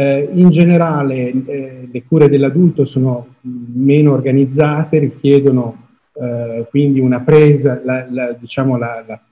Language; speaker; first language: Italian; native; Italian